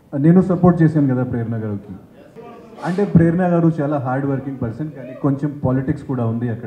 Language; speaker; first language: Telugu; non-native, fluent; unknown